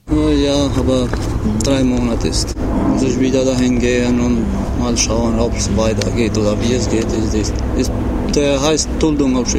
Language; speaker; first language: German; non-native, learner; Albanian